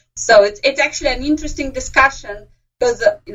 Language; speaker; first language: English; non-native, fluent; Romanian